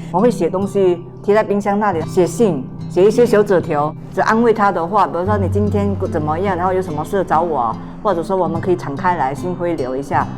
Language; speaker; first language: Chinese; non-native, local second language; Min Nan Chinese